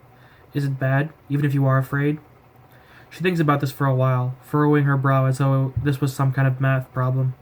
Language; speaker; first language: English; native; English